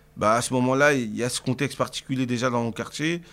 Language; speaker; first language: French; native; French